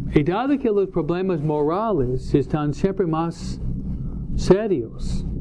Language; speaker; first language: Spanish; non-native, fluent; English